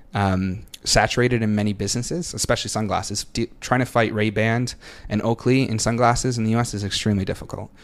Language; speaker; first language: English; native; English